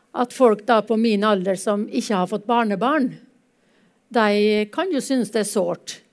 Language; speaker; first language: Norwegian; native; Norwegian